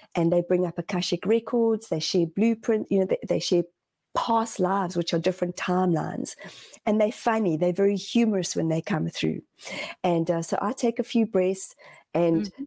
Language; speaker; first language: English; native; English